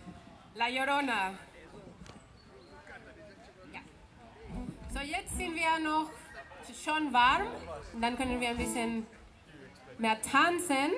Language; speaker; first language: German; non-native, fluent; Spanish